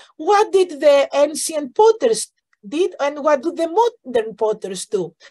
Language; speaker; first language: English; non-native, fluent; Greek